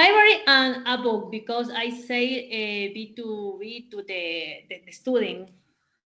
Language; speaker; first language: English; non-native, learner; Spanish